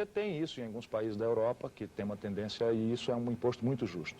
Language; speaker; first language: Portuguese; native; Portuguese